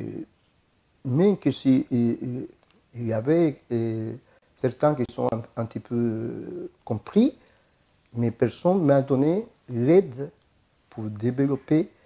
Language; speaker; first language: French; non-native, fluent; Spanish